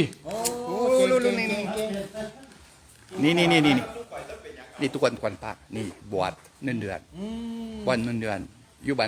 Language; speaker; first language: Thai; non-native, learner; French